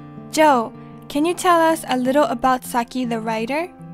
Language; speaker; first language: English; early bilingual, other home language; Japanese